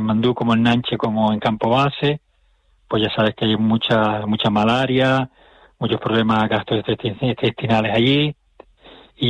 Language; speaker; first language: Spanish; native; Spanish